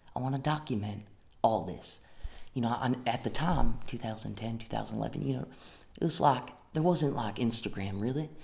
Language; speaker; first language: English; native; English